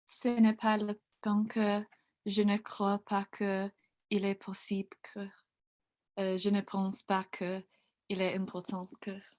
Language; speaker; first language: French; non-native, learner; English